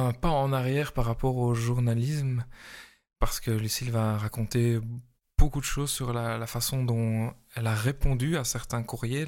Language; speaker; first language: French; native; French